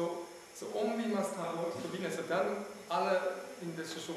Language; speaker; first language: Swedish; non-native, learner; German